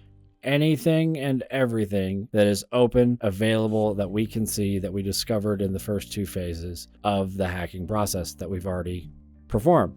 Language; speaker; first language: English; native; English